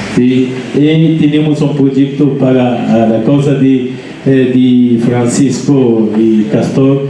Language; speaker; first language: Spanish; non-native, learner; Arabic